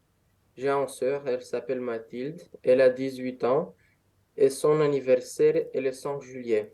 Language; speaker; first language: French; non-native, learner; Romanian